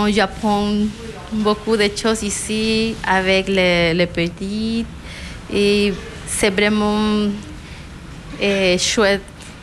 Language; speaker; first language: French; non-native, learner; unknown